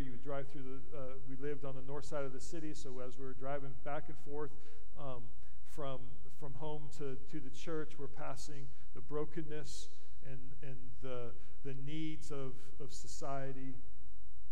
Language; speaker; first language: English; native; English